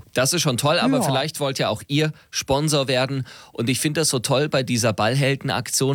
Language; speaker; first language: German; native; German